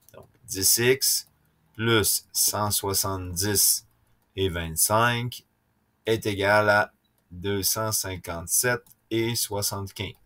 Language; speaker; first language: French; native; French